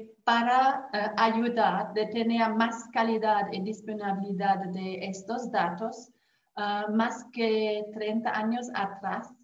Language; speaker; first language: Spanish; non-native, fluent; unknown